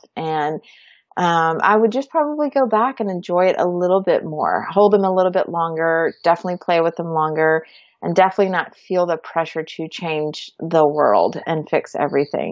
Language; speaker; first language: English; native; English